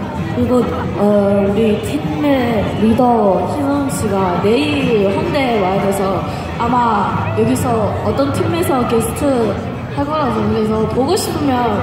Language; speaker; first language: Korean; non-native, fluent; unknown